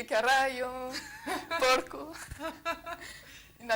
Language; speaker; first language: Spanish; non-native, fluent; French